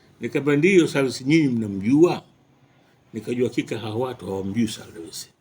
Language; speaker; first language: Swahili; native; Swahili